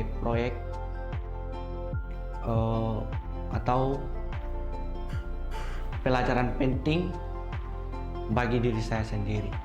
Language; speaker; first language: Indonesian; non-native, local second language; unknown